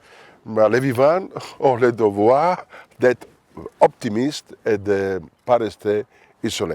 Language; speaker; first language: French; non-native, fluent; Italian